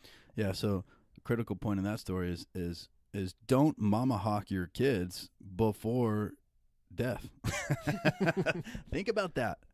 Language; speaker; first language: English; native; English